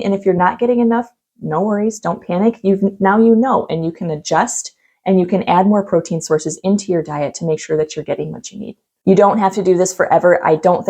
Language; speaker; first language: English; native; English